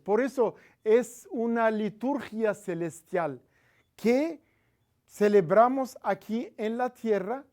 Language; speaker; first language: Spanish; non-native, fluent; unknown